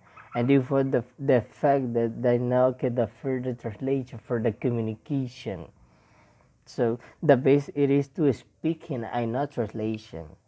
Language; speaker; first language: English; non-native, learner; Spanish